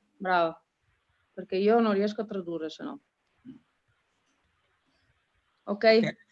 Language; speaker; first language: Italian; native; Italian